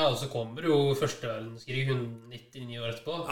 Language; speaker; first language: Norwegian; native; Norwegian